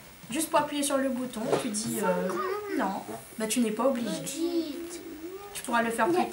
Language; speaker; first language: French; native; French